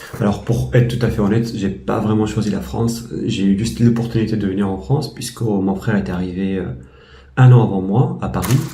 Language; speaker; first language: French; non-native, fluent; Kurdish